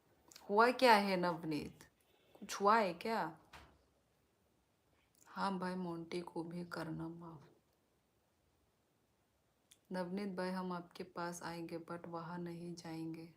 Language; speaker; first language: Hindi; non-native, local second language; Kok Borok